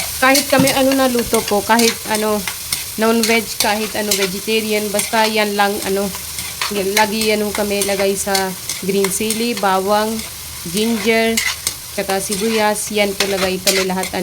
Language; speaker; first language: Filipino; non-native, learner; Punjabi